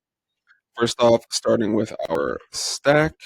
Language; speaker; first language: English; native; English